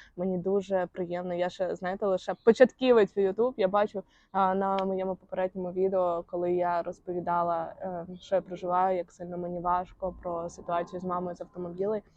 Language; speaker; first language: Ukrainian; non-native, local second language; Russian